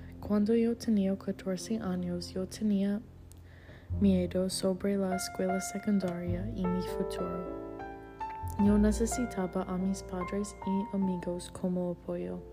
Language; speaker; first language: Spanish; non-native, learner; English